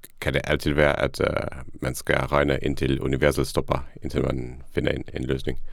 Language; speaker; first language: Danish; non-native, fluent; Luxembourgish